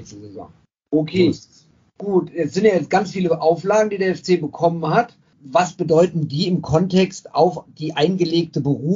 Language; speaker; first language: German; native; German